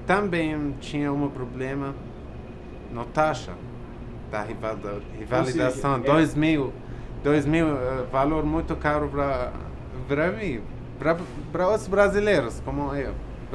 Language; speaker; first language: Portuguese; non-native, learner; Arabic